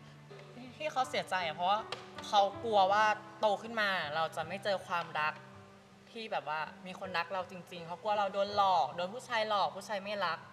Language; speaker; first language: Thai; native; Thai